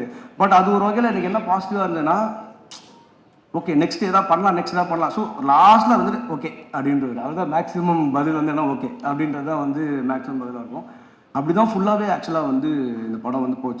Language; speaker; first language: Tamil; native; Tamil